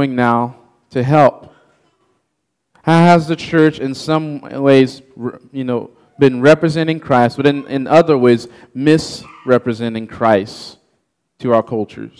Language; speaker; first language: English; non-native, fluent; Haitian Creole